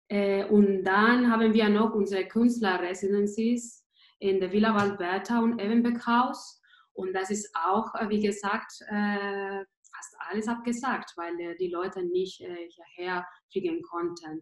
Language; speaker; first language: German; non-native, fluent; Spanish